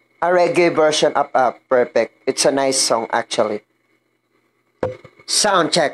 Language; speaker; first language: English; non-native, learner; Filipino